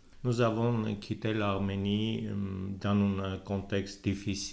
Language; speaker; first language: French; non-native, learner; Armenian